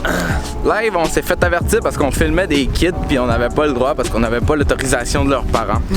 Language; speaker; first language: French; native; French